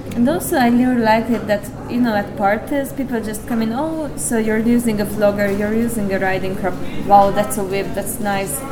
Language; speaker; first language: English; non-native, fluent; Hungarian